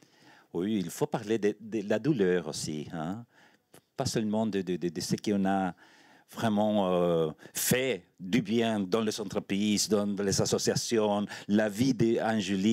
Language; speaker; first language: French; non-native, learner; Spanish